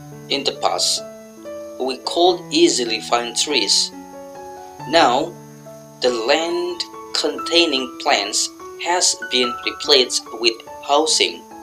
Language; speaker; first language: English; non-native, fluent; Indonesian